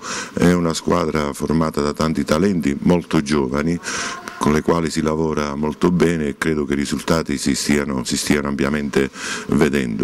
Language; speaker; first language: Italian; native; Italian